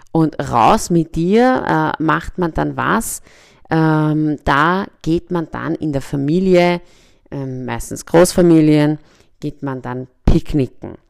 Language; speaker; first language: German; early bilingual, other home language; Persian